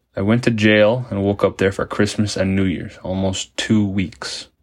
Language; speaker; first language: English; early bilingual, other home language; Spanish